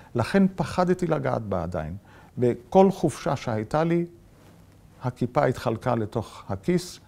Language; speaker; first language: Hebrew; early bilingual, other home language; Yiddish